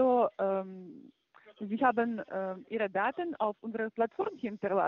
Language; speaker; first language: German; non-native, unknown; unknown